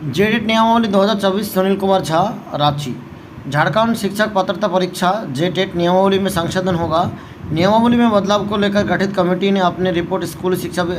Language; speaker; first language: Hindi; non-native, local second language; Bangla